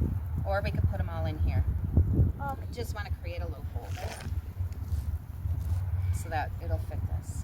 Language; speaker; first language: English; native; English